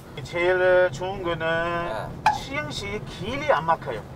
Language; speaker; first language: Korean; non-native, fluent; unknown